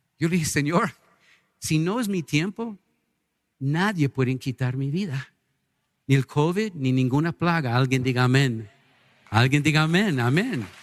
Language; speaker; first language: Spanish; non-native, fluent; English